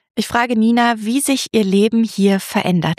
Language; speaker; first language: German; native; German